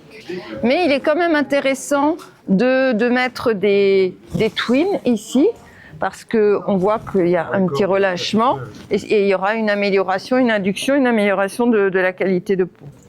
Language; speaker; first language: French; native; French